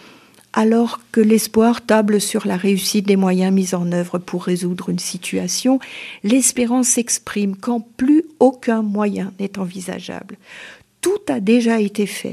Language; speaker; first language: French; native; French